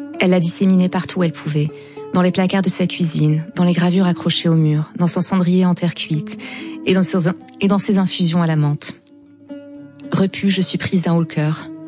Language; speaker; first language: French; non-native, local second language; Arabic